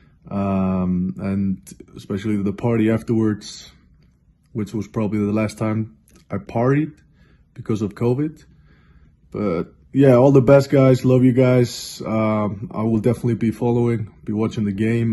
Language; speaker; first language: English; non-native, fluent; Icelandic